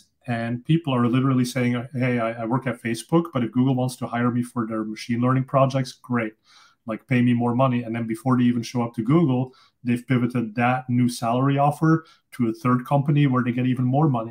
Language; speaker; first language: English; non-native, fluent; Dutch